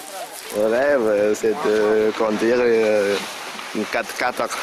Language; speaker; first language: French; non-native, local second language; Malagasy